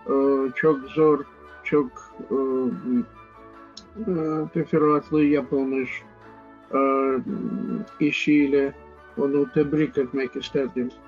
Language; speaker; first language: Turkish; non-native, fluent; Russian